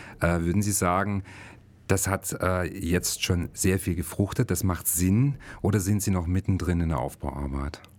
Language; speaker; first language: German; native; German